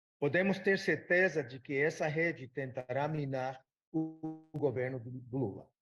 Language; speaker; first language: Portuguese; non-native, fluent; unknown